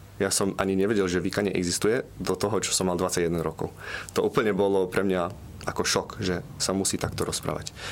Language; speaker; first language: Slovak; early bilingual, heritage; Slovak